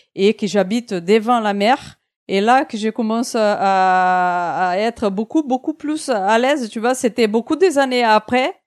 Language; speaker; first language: French; non-native, fluent; Portuguese